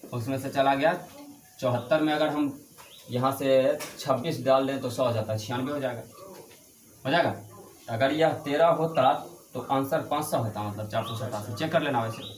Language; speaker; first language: Hindi; native; Hindi